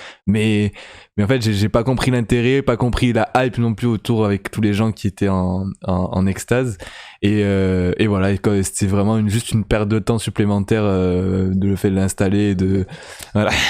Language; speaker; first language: French; native; French